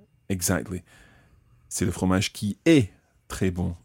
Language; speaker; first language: French; non-native, fluent; English